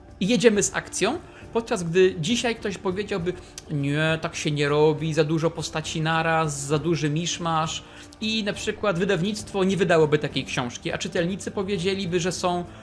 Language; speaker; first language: Polish; native; Polish